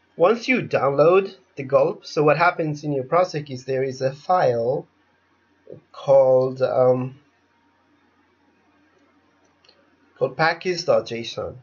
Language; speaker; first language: English; non-native, fluent; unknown